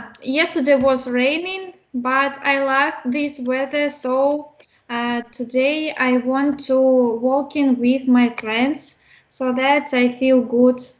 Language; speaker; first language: English; non-native, learner; Russian